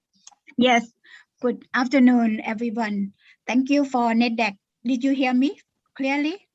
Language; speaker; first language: English; non-native, learner; Thai